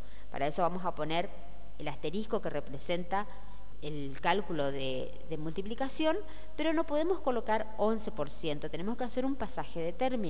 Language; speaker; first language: Spanish; native; Spanish